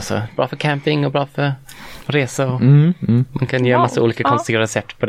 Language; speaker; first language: Swedish; non-native, fluent; English